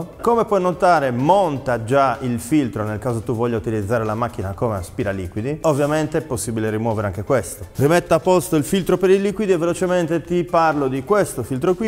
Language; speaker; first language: Italian; native; Italian